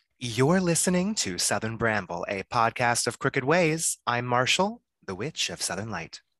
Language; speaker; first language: English; native; English